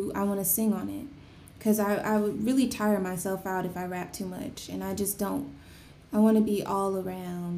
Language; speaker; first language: English; native; English